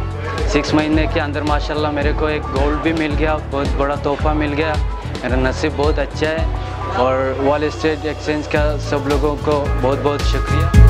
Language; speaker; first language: Hindi; non-native, local second language; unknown